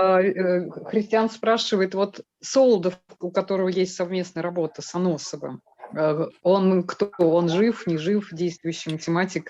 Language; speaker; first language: Russian; native; Russian